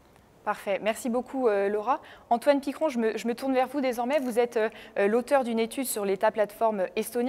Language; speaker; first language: French; native; French